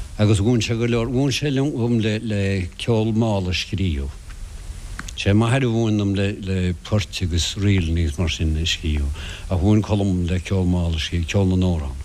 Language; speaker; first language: Irish; non-native, local second language; English